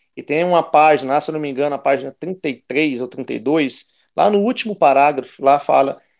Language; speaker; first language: Portuguese; native; Portuguese